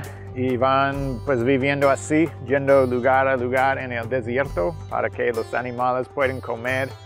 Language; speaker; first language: Spanish; non-native, fluent; English